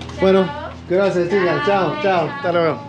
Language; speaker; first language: Spanish; non-native, learner; English